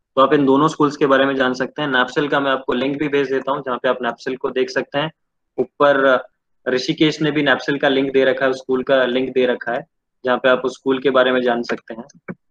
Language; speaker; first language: Hindi; non-native, local second language; Odia